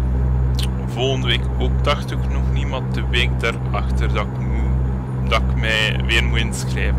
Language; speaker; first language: Dutch; native; Dutch